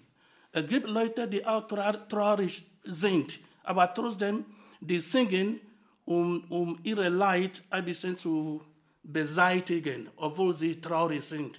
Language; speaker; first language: German; non-native, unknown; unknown